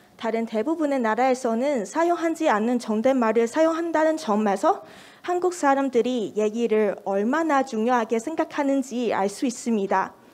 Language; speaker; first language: Korean; non-native, fluent; Cantonese